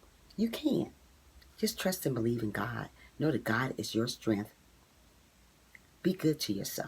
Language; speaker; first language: English; native; English